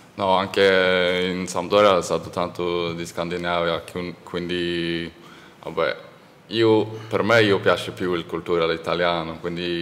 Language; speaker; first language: Italian; non-native, learner; Norwegian